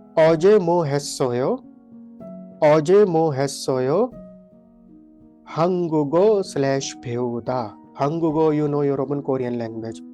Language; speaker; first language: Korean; non-native, fluent; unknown